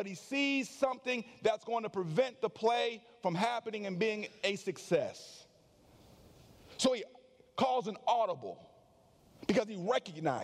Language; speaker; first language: English; native; English